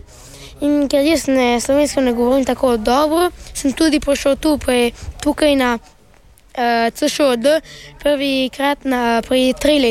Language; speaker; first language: Slovenian; early bilingual, heritage; Italian